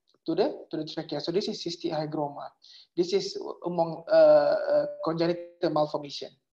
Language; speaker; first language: English; non-native, local second language; Malay